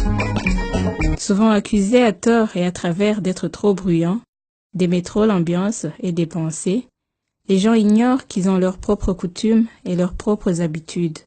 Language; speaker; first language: French; non-native, local second language; Rundi